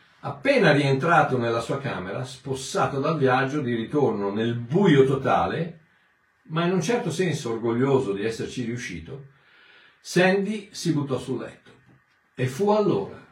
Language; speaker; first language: Italian; native; Italian